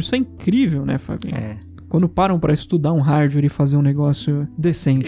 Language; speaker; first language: Portuguese; native; Portuguese